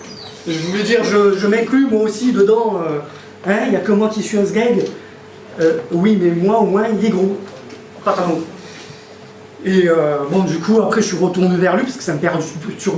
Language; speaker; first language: French; native; French